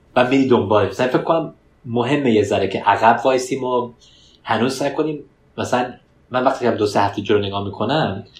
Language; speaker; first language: Persian; early bilingual, heritage; Persian